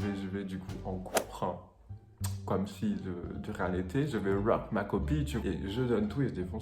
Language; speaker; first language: French; native; French